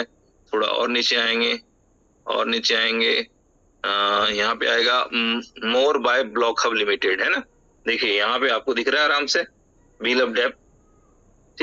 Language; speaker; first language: Hindi; native; Hindi